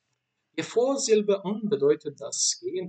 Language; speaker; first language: German; non-native, fluent; Bosnian